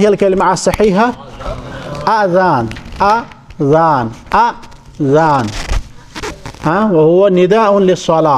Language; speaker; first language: Arabic; non-native, fluent; Urdu